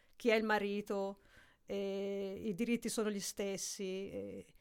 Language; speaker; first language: Italian; native; Italian